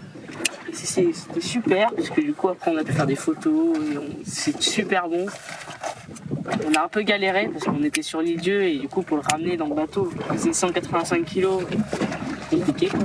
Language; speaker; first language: French; native; French